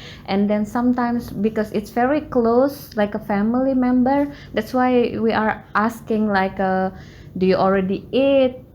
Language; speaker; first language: English; non-native, learner; Balinese